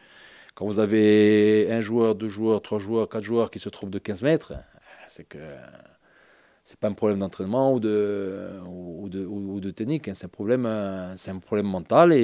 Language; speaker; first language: French; native; French